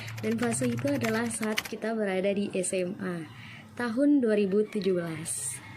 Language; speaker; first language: Indonesian; native; Indonesian